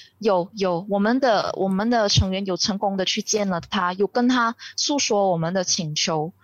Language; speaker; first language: Chinese; native; Chinese